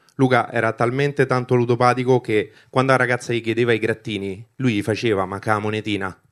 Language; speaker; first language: Italian; early bilingual, other home language; Albanian